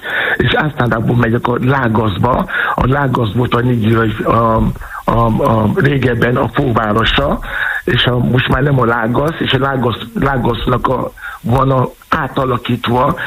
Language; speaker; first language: Hungarian; non-native, fluent; Yoruba